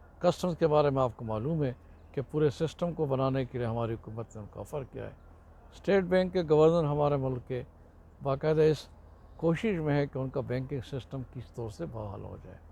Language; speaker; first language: Urdu; non-native, local second language; Pashto